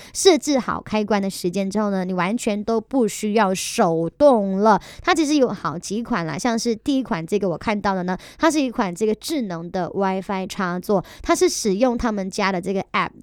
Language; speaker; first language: Chinese; native; Chinese